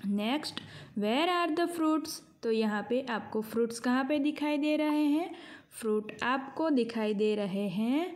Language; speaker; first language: Hindi; non-native, local second language; Gujarati